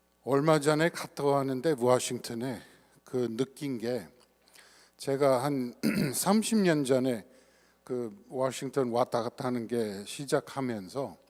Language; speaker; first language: Korean; non-native, fluent; English